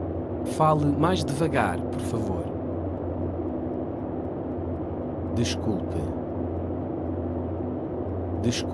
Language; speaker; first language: Portuguese; non-native, learner; English